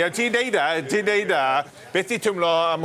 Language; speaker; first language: Welsh; non-native, learner; English